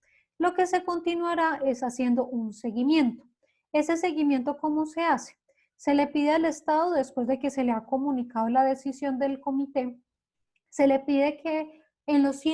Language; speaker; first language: Spanish; native; Spanish